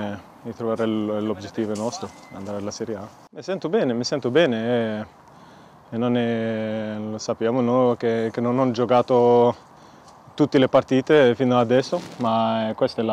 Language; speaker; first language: Italian; non-native, fluent; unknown